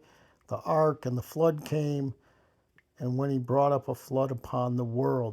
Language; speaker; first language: English; native; English